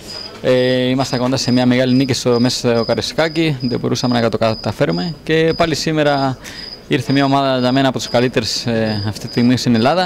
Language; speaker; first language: Greek; non-native, fluent; Spanish